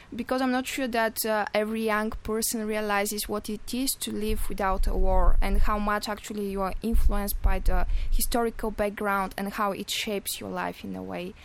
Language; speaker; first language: English; non-native, fluent; Bulgarian